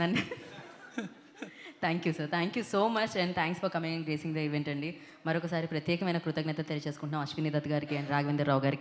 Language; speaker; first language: Telugu; native; Telugu